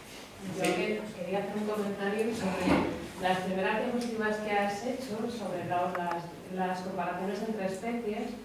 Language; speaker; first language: Spanish; native; Spanish